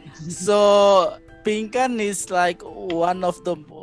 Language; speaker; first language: English; non-native, fluent; Indonesian